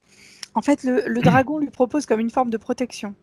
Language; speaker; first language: French; native; French